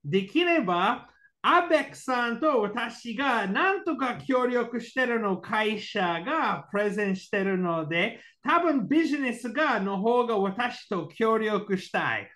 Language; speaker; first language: Japanese; non-native, learner; English